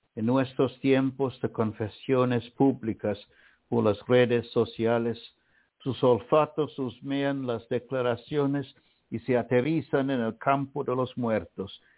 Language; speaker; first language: Spanish; non-native, fluent; English